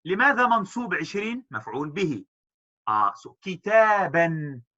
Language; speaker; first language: Arabic; non-native, fluent; English